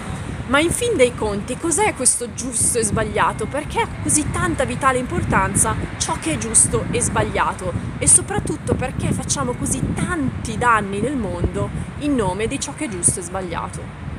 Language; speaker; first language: Italian; native; Italian